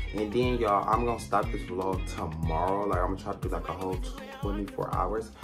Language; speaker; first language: English; native; English